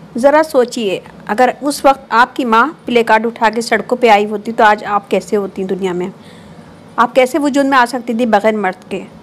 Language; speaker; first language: Urdu; native; Urdu